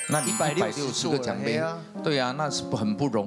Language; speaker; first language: Chinese; native; Chinese